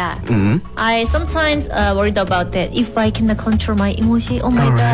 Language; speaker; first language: English; non-native, learner; Korean